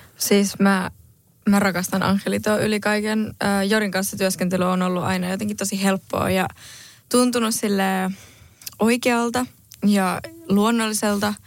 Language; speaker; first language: Finnish; early bilingual, other home language; Spanish